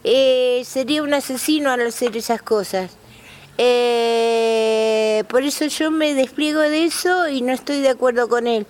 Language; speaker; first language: Spanish; native; Spanish